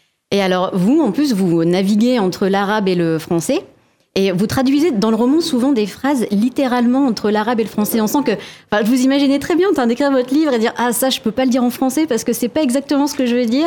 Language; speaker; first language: French; native; French